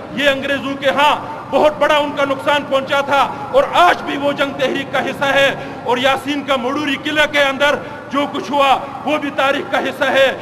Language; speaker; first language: Urdu; non-native, local second language; Shina